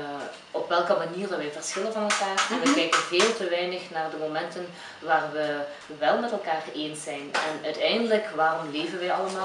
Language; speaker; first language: Dutch; early bilingual, other home language; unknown